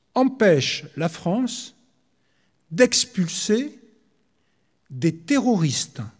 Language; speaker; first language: French; native; French